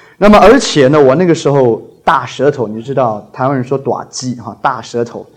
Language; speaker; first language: Chinese; non-native, local second language; Cantonese